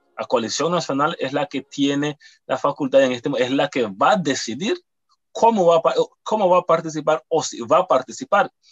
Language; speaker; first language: Spanish; native; Spanish